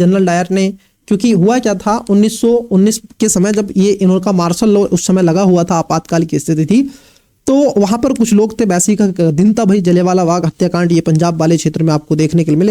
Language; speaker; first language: Hindi; native; Hindi